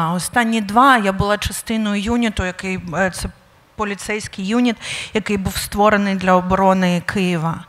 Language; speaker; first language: Ukrainian; native; Ukrainian